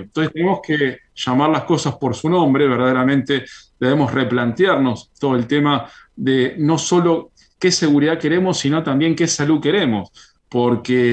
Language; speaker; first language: Spanish; native; Spanish